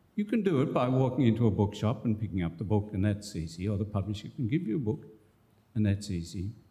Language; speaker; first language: English; native; English